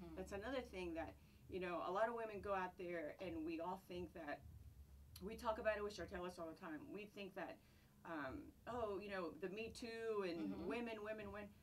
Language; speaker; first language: English; non-native, fluent; Greek